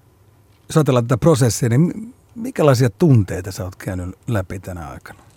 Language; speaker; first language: Finnish; native; Finnish